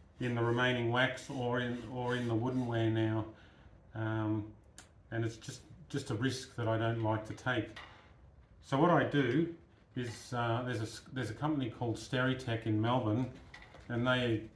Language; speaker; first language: English; native; English